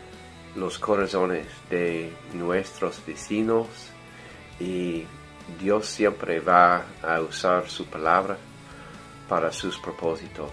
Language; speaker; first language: Spanish; non-native, learner; English